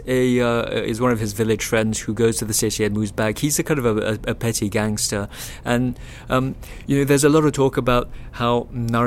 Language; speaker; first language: English; non-native, local second language; Chinese